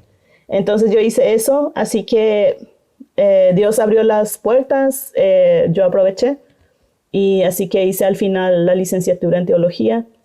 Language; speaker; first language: Spanish; non-native, local second language; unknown